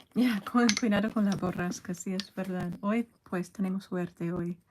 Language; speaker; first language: Spanish; non-native, fluent; English